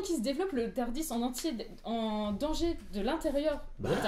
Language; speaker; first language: French; native; French